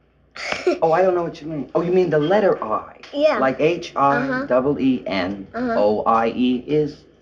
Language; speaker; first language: English; native; English